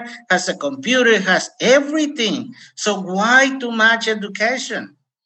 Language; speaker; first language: English; non-native, fluent; Spanish